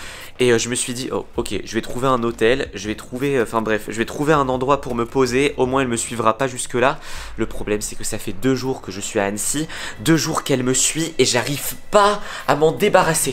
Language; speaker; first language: French; native; French